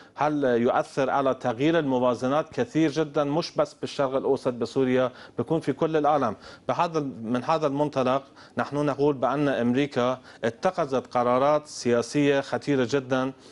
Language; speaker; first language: Arabic; non-native, fluent; Persian